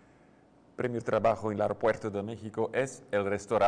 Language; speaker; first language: Spanish; non-native, learner; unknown